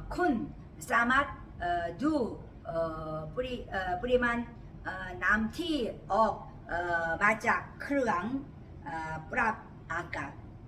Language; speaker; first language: Thai; non-native, learner; Korean